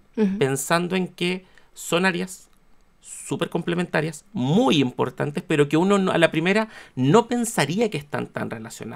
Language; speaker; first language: Spanish; native; Spanish